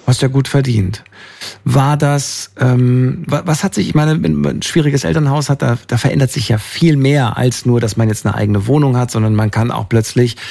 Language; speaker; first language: German; native; German